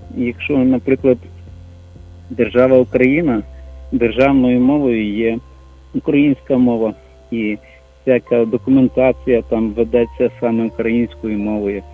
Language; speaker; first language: Ukrainian; native; Ukrainian